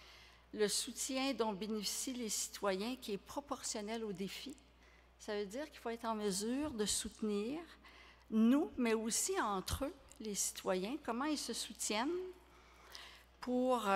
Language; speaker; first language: French; native; French